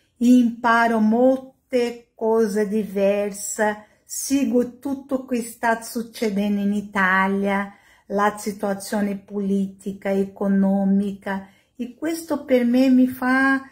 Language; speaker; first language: Italian; non-native, learner; Portuguese